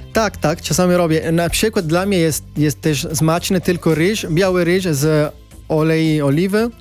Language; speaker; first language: Polish; non-native, learner; Italian